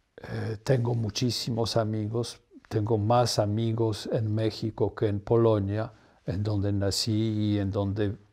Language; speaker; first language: Spanish; non-native, fluent; Polish